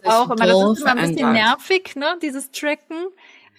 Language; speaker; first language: German; native; German